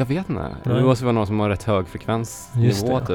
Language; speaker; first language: Swedish; native; Swedish